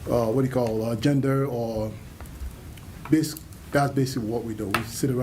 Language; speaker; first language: English; early bilingual, other home language; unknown